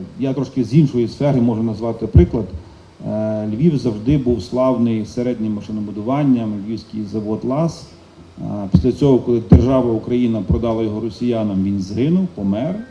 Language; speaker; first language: Ukrainian; native; Ukrainian